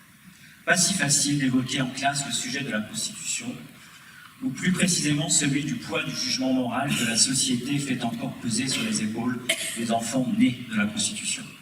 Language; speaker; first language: French; native; French